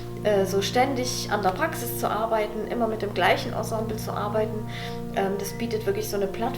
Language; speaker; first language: German; native; German